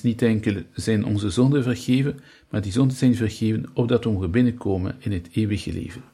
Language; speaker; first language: Dutch; non-native, fluent; French